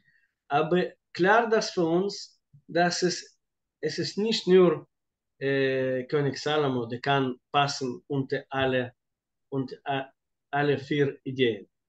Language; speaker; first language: German; non-native, fluent; Russian